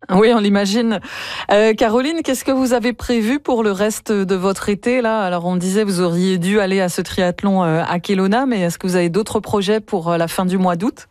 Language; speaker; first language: French; native; French